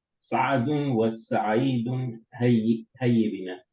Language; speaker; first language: Arabic; non-native, learner; English